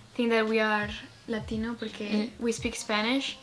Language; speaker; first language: English; non-native, fluent; Spanish